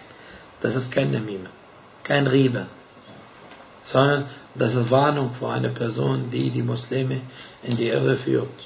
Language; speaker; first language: German; non-native, fluent; Arabic